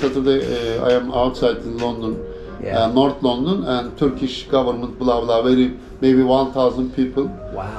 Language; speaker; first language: English; non-native, learner; Turkish